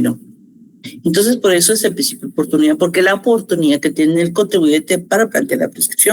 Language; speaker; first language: Spanish; native; Spanish